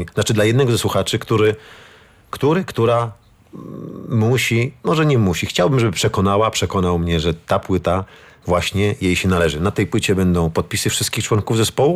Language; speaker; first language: Polish; native; Polish